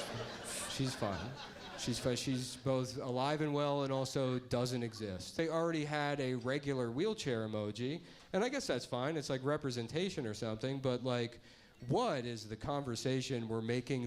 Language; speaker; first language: English; native; English